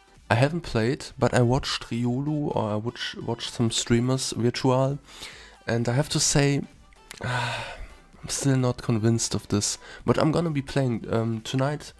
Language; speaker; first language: English; non-native, fluent; German